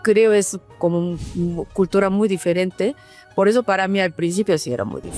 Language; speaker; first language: Spanish; non-native, fluent; Korean